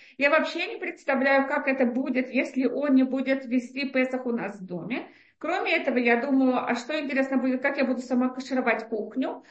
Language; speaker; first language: Russian; native; Russian